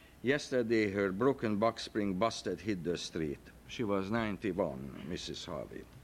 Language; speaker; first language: English; non-native, fluent; Hungarian